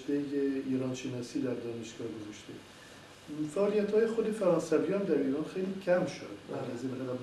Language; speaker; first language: Persian; non-native, fluent; French